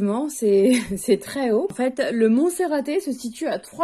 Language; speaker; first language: French; native; French